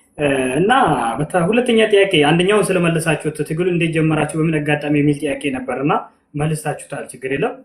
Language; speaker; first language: Amharic; non-native, local second language; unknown